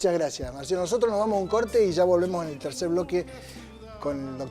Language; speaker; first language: Spanish; native; Spanish